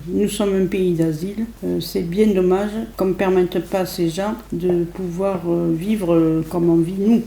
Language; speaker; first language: French; native; French